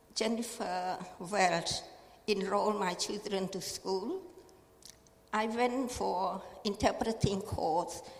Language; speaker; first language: English; non-native, learner; Khmer